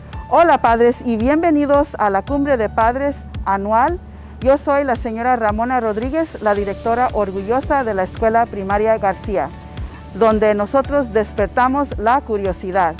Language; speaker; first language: Spanish; early bilingual, heritage; Spanish